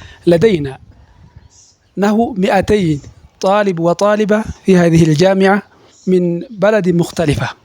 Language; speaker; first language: Arabic; non-native, fluent; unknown